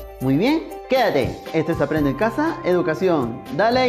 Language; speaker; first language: Spanish; native; Spanish